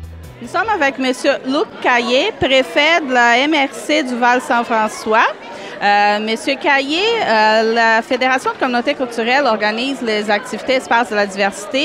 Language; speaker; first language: French; native; French